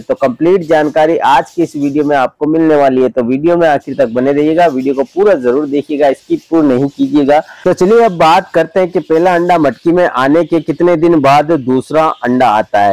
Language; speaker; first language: Hindi; native; Hindi